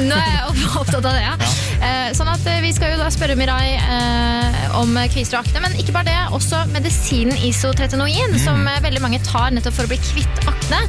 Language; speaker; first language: Norwegian; native; Norwegian